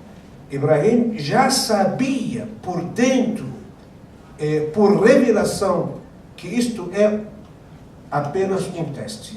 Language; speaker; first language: Portuguese; non-native, fluent; Arabic